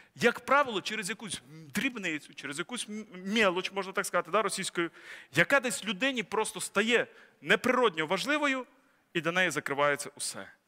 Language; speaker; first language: Ukrainian; native; Ukrainian